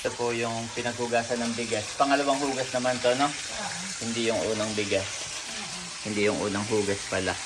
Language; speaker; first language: Filipino; native; Filipino